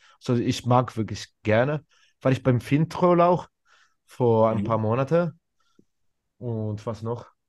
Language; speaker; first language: German; non-native, fluent; Italian